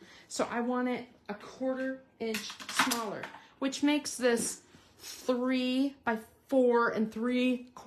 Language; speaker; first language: English; native; English